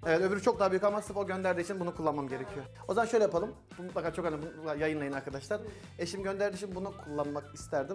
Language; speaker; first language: Turkish; native; Turkish